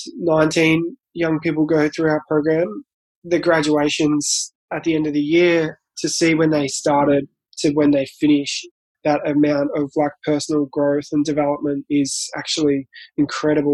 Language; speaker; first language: English; native; English